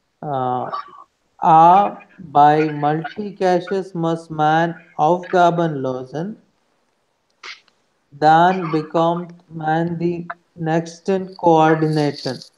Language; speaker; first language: German; non-native, learner; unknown